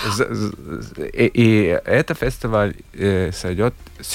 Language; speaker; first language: Russian; non-native, local second language; Latvian